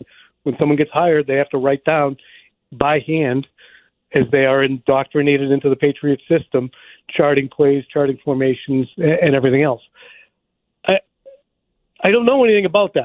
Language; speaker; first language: English; native; English